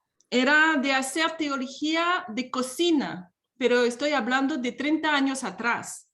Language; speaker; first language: Spanish; non-native, fluent; French